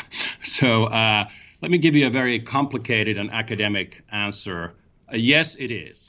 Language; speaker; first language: English; non-native, fluent; Finnish